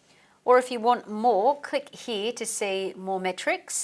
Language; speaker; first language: English; native; English